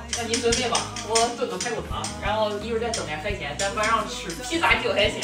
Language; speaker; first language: Chinese; native; Chinese